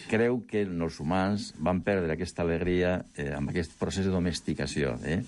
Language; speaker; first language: Catalan; non-native, local second language; Spanish